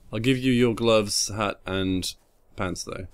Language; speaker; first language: English; native; English